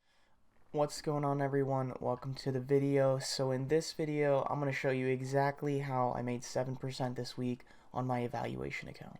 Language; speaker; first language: English; native; English